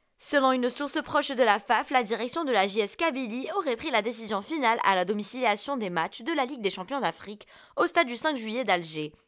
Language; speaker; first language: French; non-native, local second language; Arabic